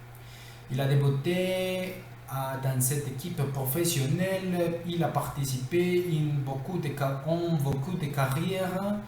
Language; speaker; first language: French; non-native, learner; Spanish